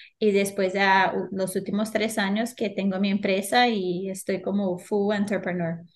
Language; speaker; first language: Spanish; non-native, fluent; Portuguese